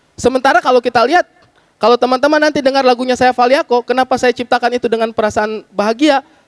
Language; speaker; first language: Indonesian; native; Indonesian